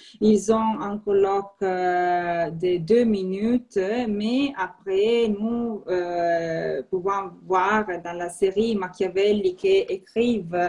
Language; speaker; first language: French; non-native, learner; Italian